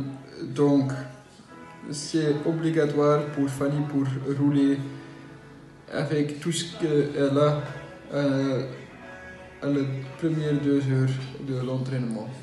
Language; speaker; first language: French; non-native, local second language; Dutch